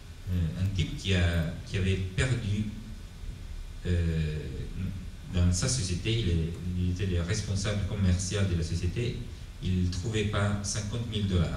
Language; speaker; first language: French; non-native, fluent; Italian